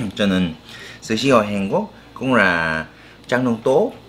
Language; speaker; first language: Vietnamese; non-native, learner; Korean